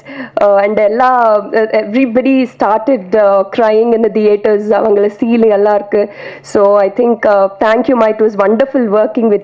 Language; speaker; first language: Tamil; non-native, learner; Telugu